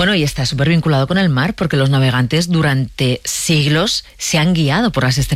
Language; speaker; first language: Spanish; native; Spanish